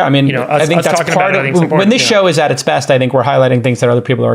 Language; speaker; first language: English; native; English